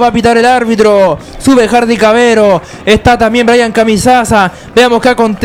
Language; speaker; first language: Spanish; native; Spanish